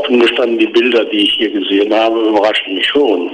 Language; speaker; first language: German; native; German